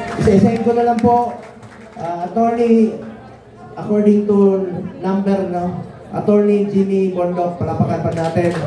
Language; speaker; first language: Filipino; non-native, local second language; Cebuano